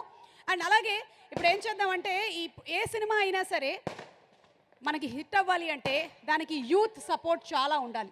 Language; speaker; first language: Telugu; native; Telugu